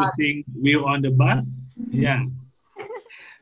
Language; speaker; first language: English; non-native, learner; Thai